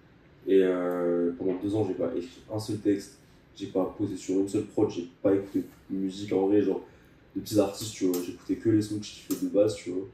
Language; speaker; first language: French; native; French